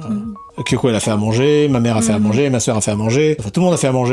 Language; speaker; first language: French; native; French